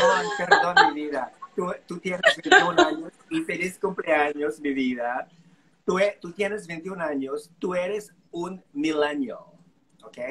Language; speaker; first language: Spanish; non-native, fluent; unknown